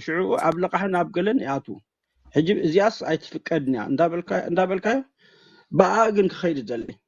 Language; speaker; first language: Tigrinya; native; Tigrinya